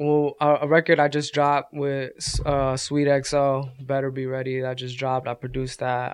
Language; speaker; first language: English; native; English